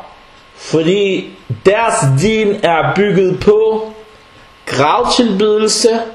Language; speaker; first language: Danish; early bilingual, other home language; Arabic